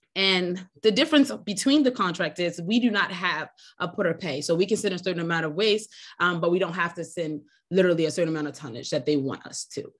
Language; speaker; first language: English; native; English